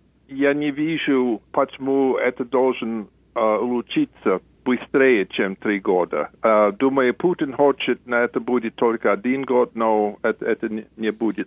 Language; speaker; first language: Russian; non-native, fluent; English